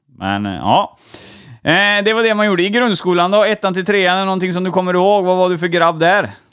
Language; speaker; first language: Swedish; native; Swedish